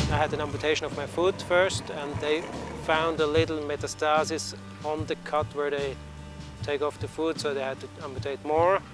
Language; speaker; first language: English; non-native, fluent; Swiss German